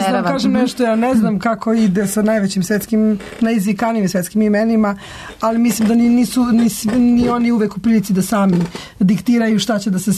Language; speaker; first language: Serbian; native; Serbian